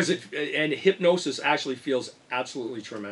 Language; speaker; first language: English; native; English